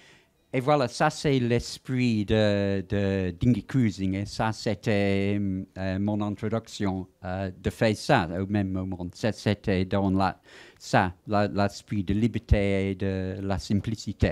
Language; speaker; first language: French; non-native, fluent; English